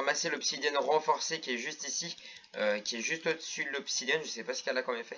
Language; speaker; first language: French; native; French